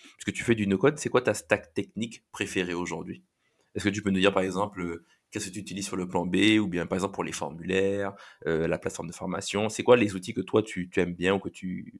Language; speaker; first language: French; native; French